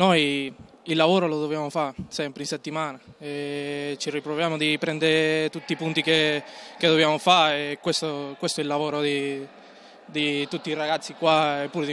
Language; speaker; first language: Italian; non-native, learner; Spanish